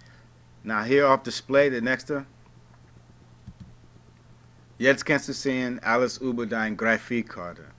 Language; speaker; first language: German; non-native, learner; English